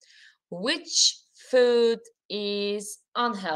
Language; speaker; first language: English; non-native, fluent; Turkish